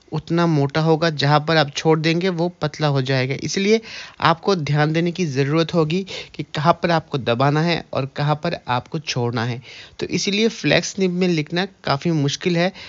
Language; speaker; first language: Hindi; native; Hindi